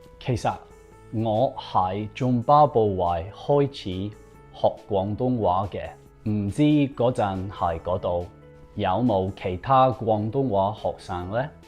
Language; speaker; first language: Cantonese; non-native, fluent; English